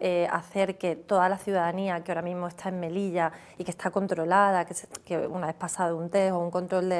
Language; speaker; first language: Spanish; native; Spanish